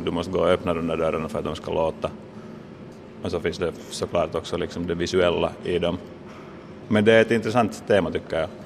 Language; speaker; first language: Swedish; native; Swedish